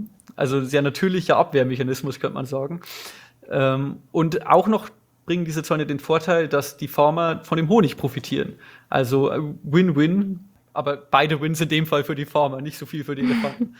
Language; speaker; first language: German; native; German